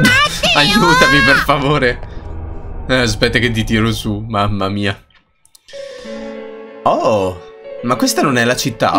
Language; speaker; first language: Italian; native; Italian